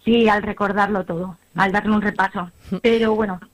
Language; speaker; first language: Spanish; native; Spanish